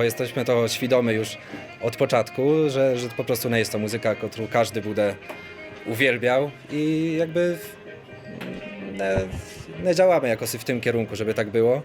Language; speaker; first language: Polish; non-native, local second language; Rusyn